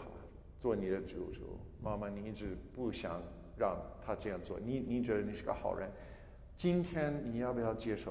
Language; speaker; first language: Chinese; non-native, fluent; English